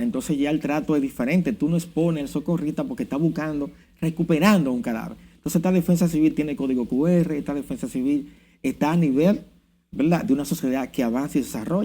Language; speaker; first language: Spanish; native; Spanish